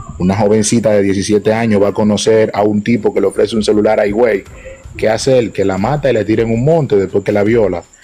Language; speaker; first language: Spanish; native; Spanish